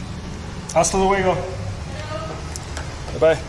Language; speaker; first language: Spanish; non-native, learner; English